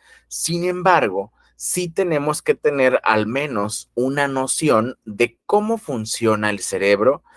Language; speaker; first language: Spanish; native; Spanish